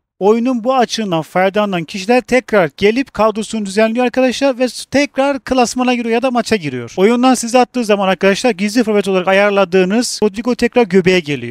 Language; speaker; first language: Turkish; native; Turkish